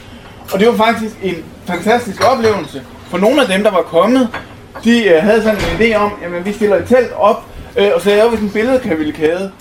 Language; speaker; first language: Danish; native; Danish